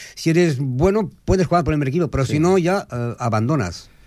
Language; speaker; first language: Spanish; native; Spanish